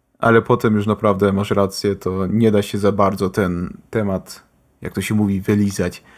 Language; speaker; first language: Polish; early bilingual, heritage; Polish